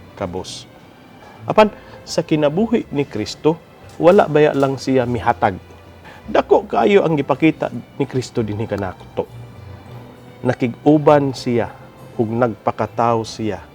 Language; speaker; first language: Cebuano; native; Cebuano